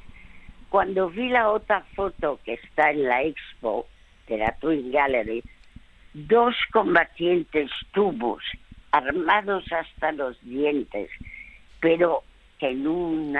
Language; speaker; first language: Spanish; early bilingual, other home language; French